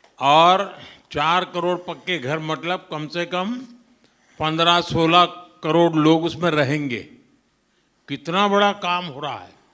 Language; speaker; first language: Hindi; non-native, local second language; Gujarati